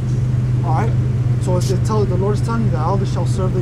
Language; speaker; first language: English; native; English